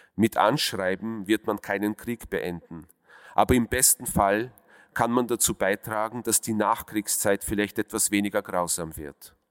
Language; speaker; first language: German; early bilingual, other home language; Russian